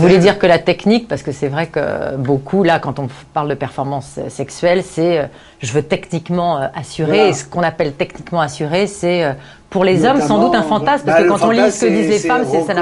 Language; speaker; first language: French; native; French